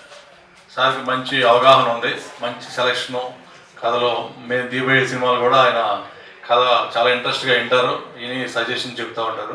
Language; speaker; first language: Telugu; native; Telugu